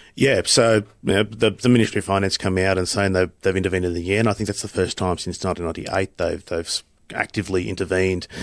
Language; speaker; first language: English; native; English